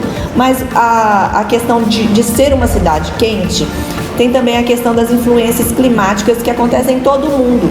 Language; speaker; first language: Portuguese; native; Portuguese